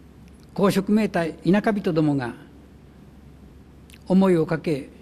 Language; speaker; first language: Japanese; native; Japanese